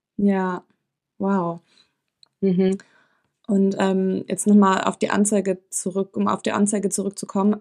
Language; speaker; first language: German; native; German